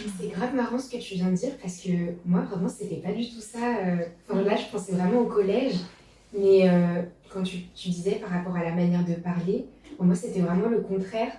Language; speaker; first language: French; native; French